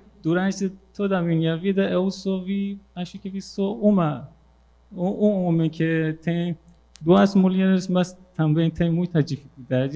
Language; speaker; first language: Portuguese; non-native, learner; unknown